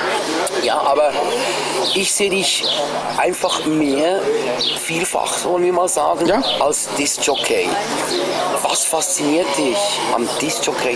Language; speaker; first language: German; native; German